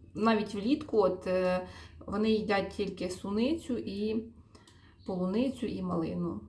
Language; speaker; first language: Ukrainian; non-native, local second language; Russian